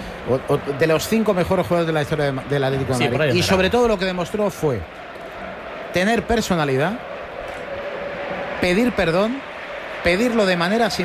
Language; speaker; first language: Spanish; native; Spanish